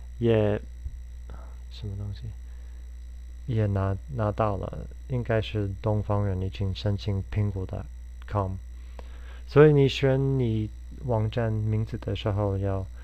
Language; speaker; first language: Chinese; non-native, fluent; English